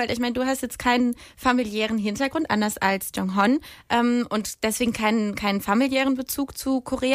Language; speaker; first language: German; native; German